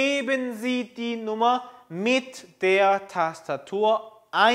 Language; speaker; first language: German; non-native, fluent; Korean